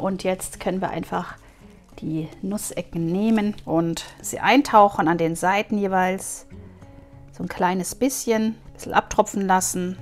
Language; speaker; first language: German; native; German